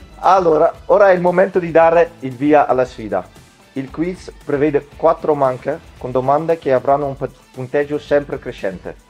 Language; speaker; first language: Italian; non-native, fluent; Dutch